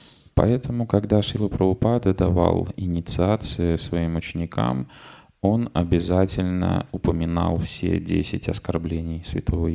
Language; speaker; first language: Russian; native; Russian